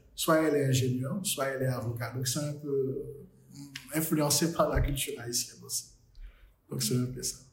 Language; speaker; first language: French; non-native, local second language; Haitian Creole